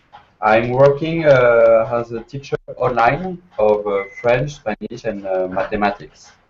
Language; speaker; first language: English; non-native, learner; French